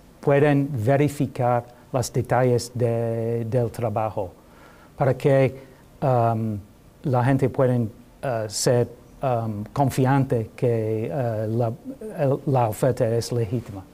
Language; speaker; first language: Spanish; non-native, learner; English